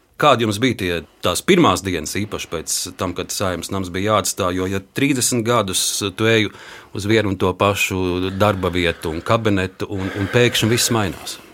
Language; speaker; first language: Latvian; native; Latvian